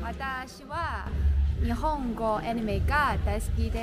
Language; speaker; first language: Japanese; non-native, learner; Chinese